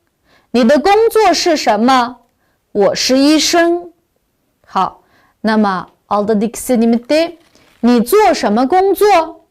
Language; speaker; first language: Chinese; non-native, local second language; Uyghur